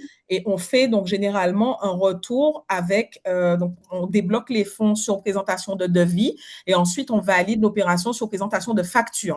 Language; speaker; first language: French; native; French